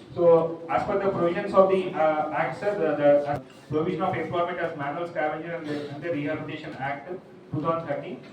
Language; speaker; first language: English; non-native, local second language; Telugu